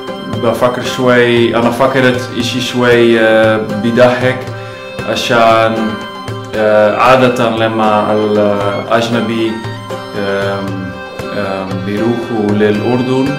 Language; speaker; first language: Arabic; non-native, learner; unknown